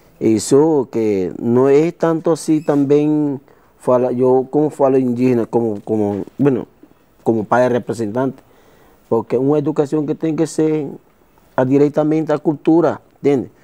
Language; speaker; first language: Portuguese; non-native, learner; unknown